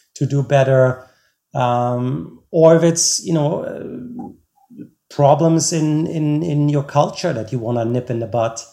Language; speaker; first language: English; non-native, fluent; German